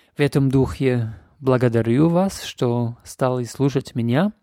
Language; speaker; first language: Russian; non-native, fluent; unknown